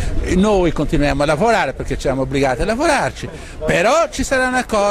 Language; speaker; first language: Italian; non-native, local second language; Sardinian